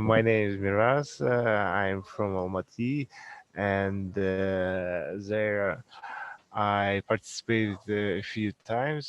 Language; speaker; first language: English; non-native, learner; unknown